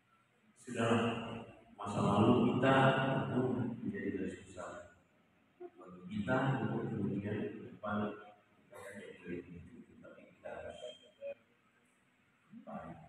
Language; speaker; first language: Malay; non-native, local second language; Javanese